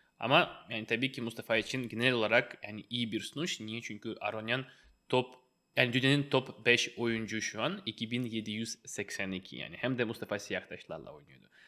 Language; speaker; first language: Turkish; non-native, fluent; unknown